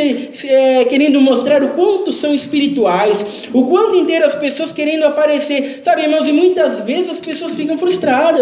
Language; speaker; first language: Portuguese; native; Portuguese